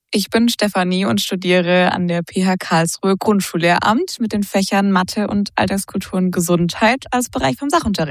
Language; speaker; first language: German; native; German